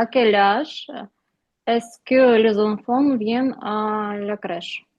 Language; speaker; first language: French; non-native, learner; Ukrainian